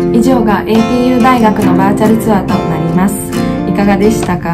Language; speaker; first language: Japanese; non-native, fluent; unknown